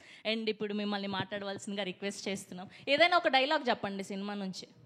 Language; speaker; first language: Telugu; native; Telugu